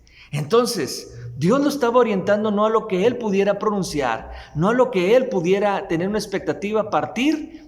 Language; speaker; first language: Spanish; native; Spanish